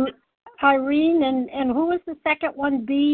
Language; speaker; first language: English; native; English